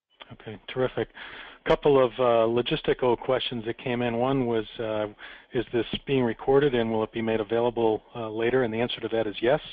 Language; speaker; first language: English; native; English